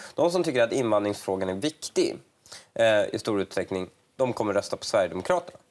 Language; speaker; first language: Swedish; early bilingual, other home language; Persian